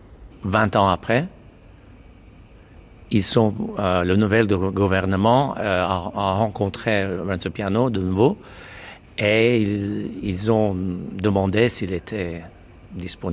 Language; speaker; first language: French; non-native, fluent; Maltese